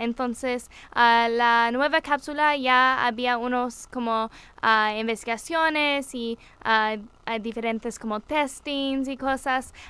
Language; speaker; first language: Spanish; non-native, learner; English